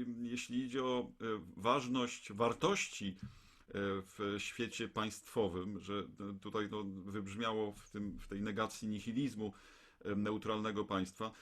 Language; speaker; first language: Polish; native; Polish